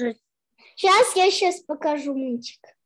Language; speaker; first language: Russian; early bilingual, heritage; Russian